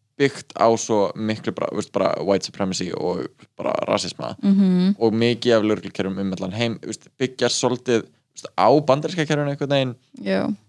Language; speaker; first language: Icelandic; native; Icelandic